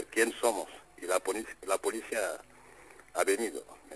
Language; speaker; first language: Spanish; non-native, fluent; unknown